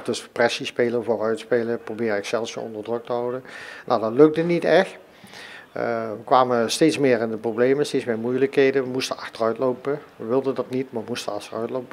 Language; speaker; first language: Dutch; native; Dutch